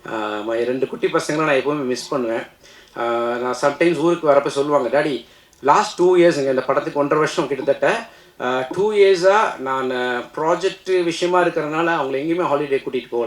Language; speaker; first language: Tamil; native; Tamil